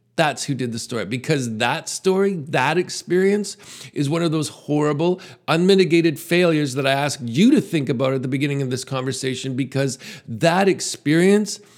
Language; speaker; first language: English; native; English